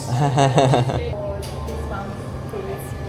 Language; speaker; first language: English; non-native, learner; Japanese